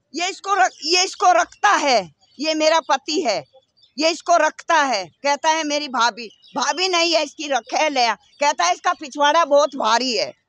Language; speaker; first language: Hindi; native; Hindi